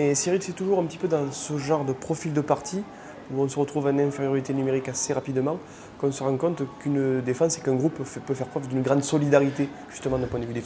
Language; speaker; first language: French; native; French